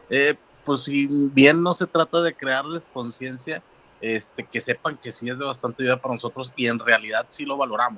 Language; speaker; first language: Spanish; native; Spanish